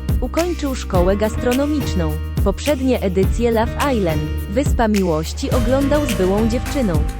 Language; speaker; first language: Polish; native; Polish